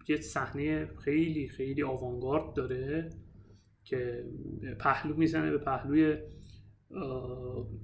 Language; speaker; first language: Persian; native; Persian